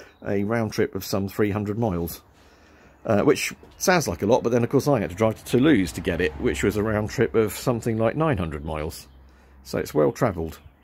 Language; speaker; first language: English; native; English